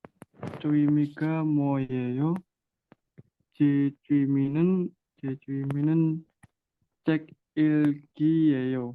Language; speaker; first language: Korean; non-native, learner; Indonesian